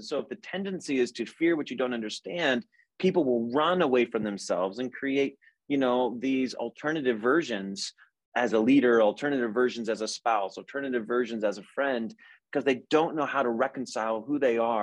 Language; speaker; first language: English; native; English